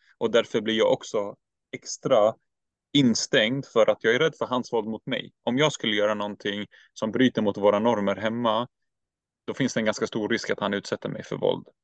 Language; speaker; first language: Swedish; early bilingual, other home language; Turkish